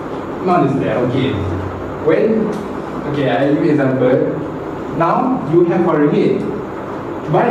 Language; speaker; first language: English; non-native, fluent; Malay